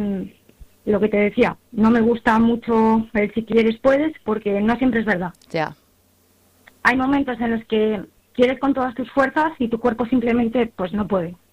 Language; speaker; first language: Spanish; native; Spanish